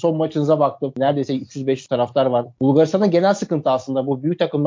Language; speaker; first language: Turkish; native; Turkish